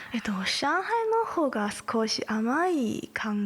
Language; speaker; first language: Japanese; non-native, learner; Chinese